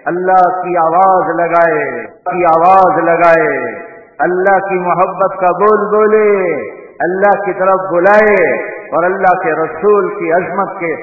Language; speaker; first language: Urdu; non-native, local second language; Punjabi